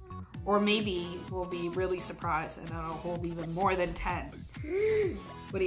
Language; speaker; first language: English; native; English